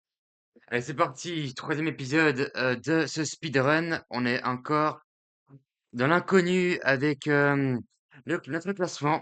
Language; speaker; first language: French; native; French